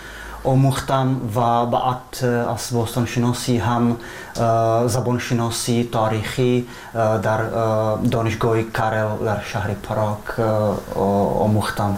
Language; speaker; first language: Persian; non-native, fluent; Czech